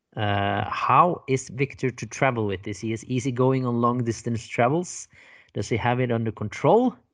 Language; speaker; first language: English; non-native, fluent; Norwegian